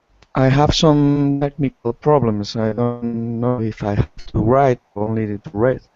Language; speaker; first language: English; non-native, learner; Spanish